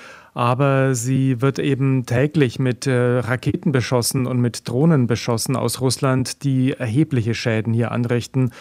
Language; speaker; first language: German; native; German